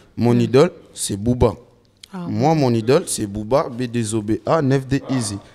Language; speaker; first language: French; non-native, local second language; Lingala